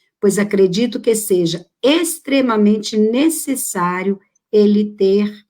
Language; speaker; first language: Portuguese; native; Portuguese